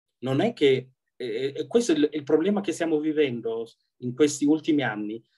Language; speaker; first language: Italian; non-native, fluent; Tigrinya